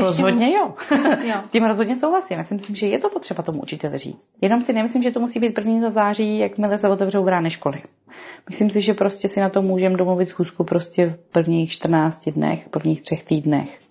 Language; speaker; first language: Czech; native; Czech